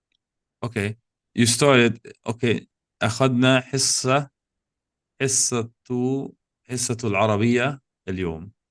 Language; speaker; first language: Arabic; non-native, fluent; English